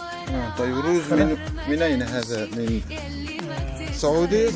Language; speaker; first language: Arabic; non-native, learner; Uzbek